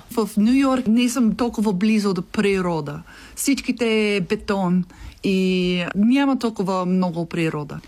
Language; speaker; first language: Bulgarian; non-native, learner; English